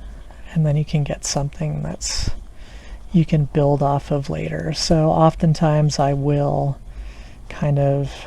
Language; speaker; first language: English; native; English